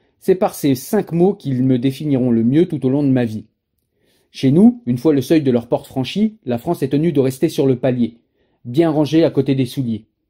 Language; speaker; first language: French; native; French